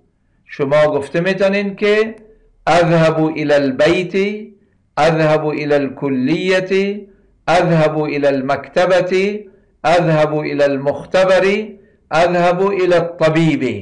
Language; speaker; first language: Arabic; non-native, fluent; Persian